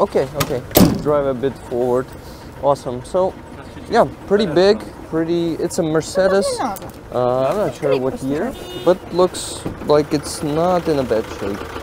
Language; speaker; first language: English; non-native, fluent; Ukrainian